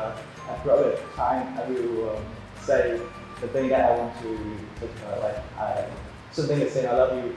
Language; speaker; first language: English; non-native, learner; Vietnamese